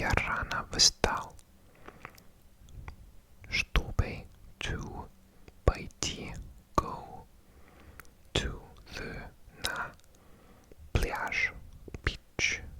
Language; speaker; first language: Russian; non-native, learner; English